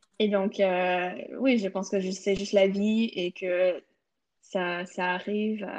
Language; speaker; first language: French; non-native, local second language; English